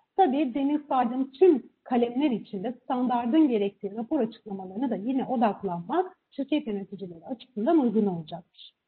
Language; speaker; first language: Turkish; native; Turkish